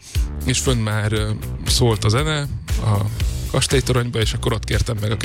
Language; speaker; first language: Hungarian; native; Hungarian